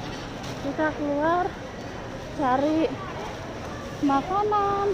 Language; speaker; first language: Indonesian; non-native, local second language; Javanese